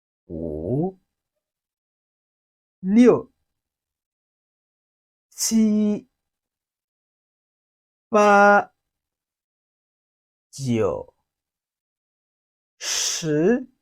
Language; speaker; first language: Chinese; non-native, fluent; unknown